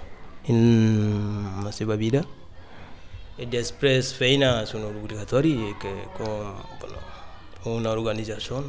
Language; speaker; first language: Catalan; non-native, learner; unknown